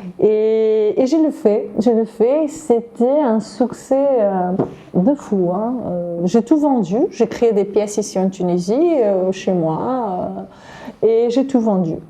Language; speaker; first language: French; non-native, fluent; Portuguese